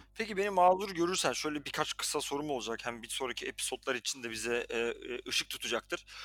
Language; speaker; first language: Turkish; native; Turkish